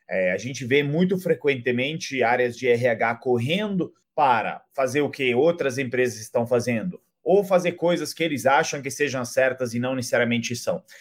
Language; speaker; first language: Portuguese; non-native, fluent; Italian